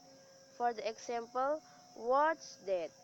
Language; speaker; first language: English; non-native, learner; Indonesian